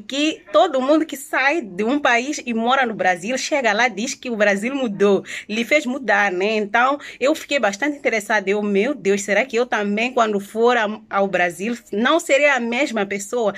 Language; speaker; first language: Portuguese; non-native, local second language; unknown